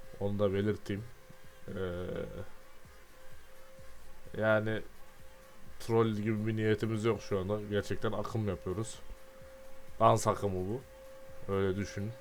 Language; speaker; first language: Turkish; native; Turkish